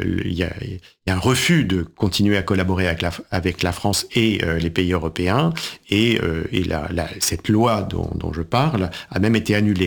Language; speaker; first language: French; native; French